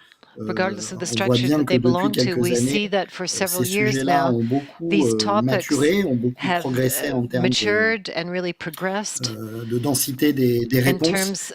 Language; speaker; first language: French; native; French